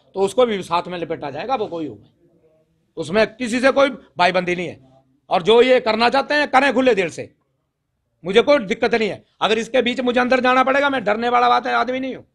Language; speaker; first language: Hindi; native; Hindi